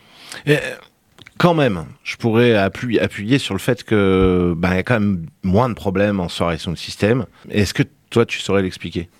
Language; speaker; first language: French; native; French